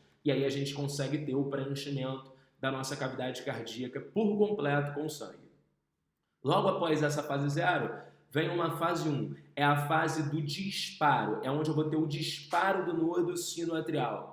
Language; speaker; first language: Portuguese; native; Portuguese